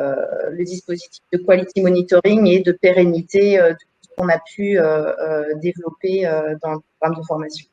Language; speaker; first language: French; native; French